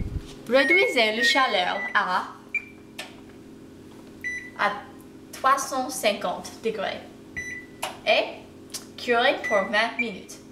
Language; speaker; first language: French; non-native, learner; English